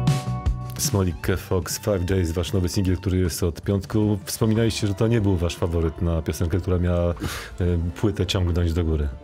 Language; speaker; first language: Polish; native; Polish